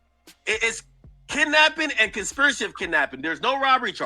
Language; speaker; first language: English; native; English